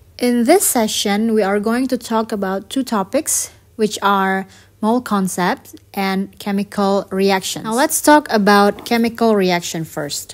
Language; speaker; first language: English; non-native, fluent; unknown